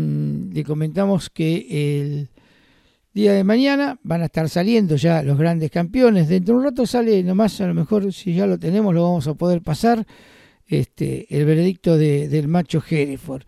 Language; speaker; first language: Spanish; native; Spanish